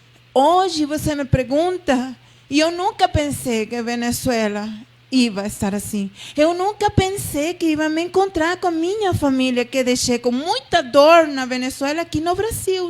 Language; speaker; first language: Portuguese; non-native, fluent; Spanish